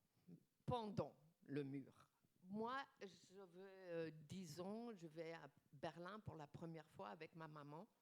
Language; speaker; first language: French; non-native, fluent; German